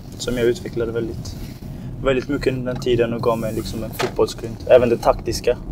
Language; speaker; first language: Swedish; early bilingual, other home language; Arabic